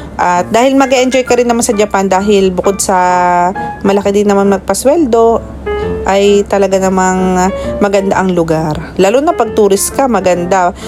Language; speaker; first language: Filipino; native; Filipino